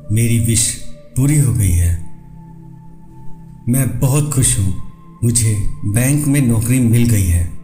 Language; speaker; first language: Hindi; native; Hindi